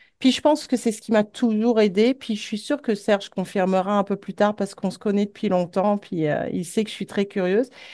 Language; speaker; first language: French; native; French